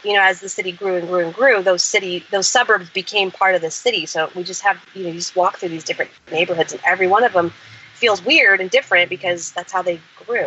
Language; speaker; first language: English; native; English